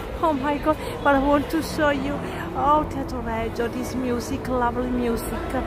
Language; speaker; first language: English; non-native, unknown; Italian